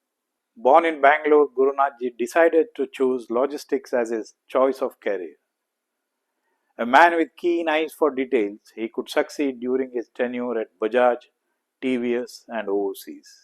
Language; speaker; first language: English; non-native, local second language; Kannada